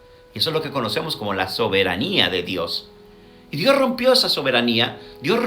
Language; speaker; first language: Spanish; native; Spanish